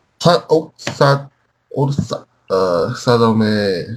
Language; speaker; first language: Korean; non-native, learner; Chinese